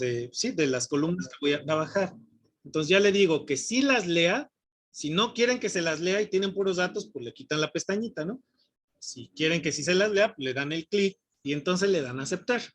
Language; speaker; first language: Spanish; native; Spanish